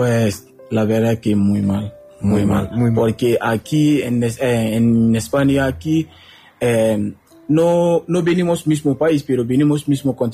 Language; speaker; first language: Spanish; non-native, learner; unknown